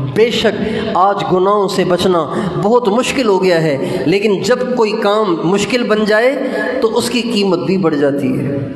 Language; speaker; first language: Urdu; non-native, local second language; Sindhi